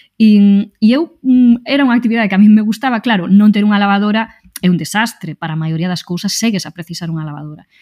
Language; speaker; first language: Galician; non-native, local second language; Spanish